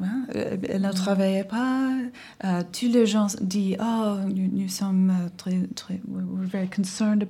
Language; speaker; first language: French; non-native, learner; English